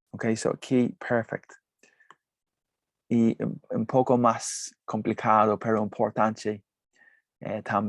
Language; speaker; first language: Spanish; non-native, fluent; English